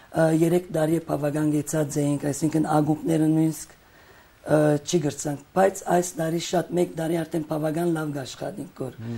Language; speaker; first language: Armenian; early bilingual, heritage; Armenian